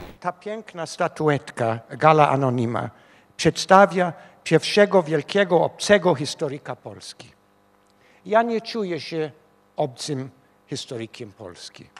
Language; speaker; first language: Polish; non-native, fluent; English